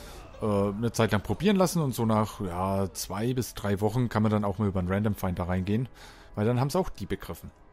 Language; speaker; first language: German; native; German